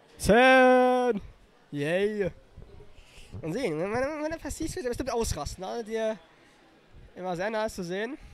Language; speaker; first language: German; native; German